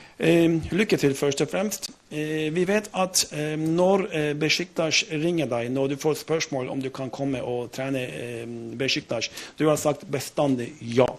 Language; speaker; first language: Norwegian; non-native, fluent; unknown